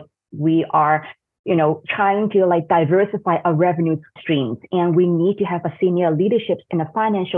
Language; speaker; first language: English; non-native, fluent; Cantonese